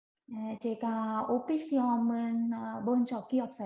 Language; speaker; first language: Korean; non-native, learner; Vietnamese